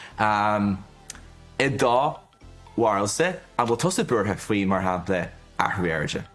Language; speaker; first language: Irish; native; Irish